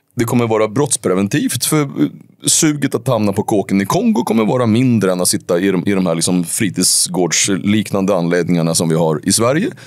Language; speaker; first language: Swedish; native; Swedish